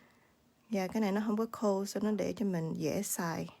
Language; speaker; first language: Vietnamese; early bilingual, heritage; Vietnamese